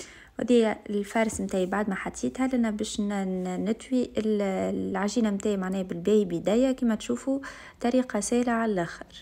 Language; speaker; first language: Arabic; native; Arabic